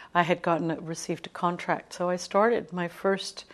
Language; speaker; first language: English; native; English